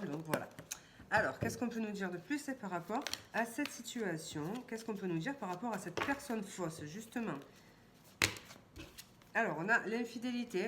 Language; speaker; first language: French; native; French